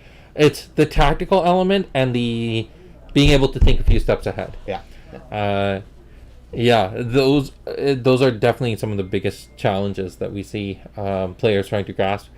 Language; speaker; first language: English; native; English